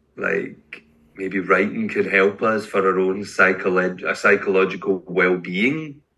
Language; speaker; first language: English; native; English